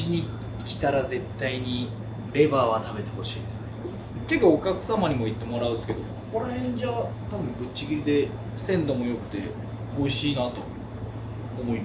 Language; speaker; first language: Japanese; native; Japanese